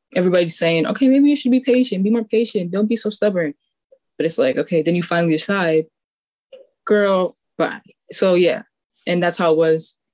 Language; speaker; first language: English; native; English